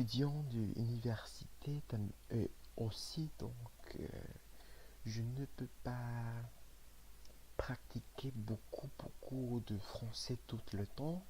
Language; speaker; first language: French; non-native, learner; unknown